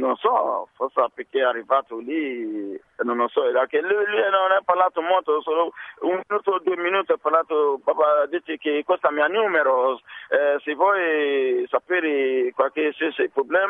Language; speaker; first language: Italian; non-native, learner; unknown